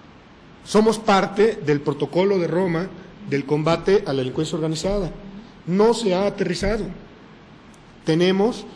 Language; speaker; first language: Spanish; native; Spanish